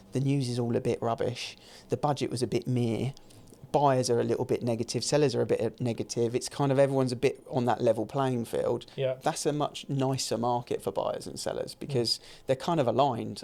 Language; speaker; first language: English; native; English